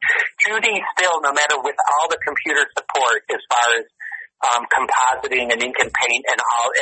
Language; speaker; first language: English; native; English